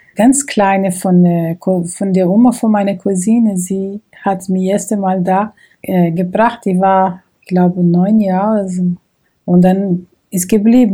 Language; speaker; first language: German; non-native, fluent; Portuguese